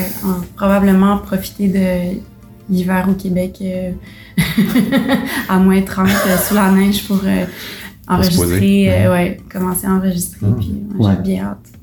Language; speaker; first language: French; native; French